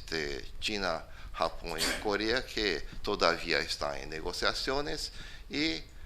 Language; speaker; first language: Spanish; non-native, fluent; Portuguese